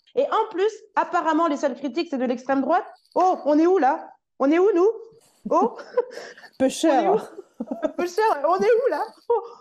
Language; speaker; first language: French; native; French